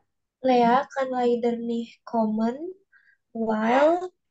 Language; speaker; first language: German; non-native, learner; Indonesian